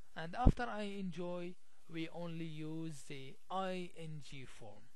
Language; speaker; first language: English; non-native, fluent; Arabic